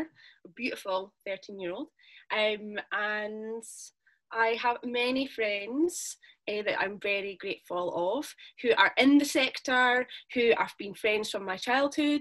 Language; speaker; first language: English; native; English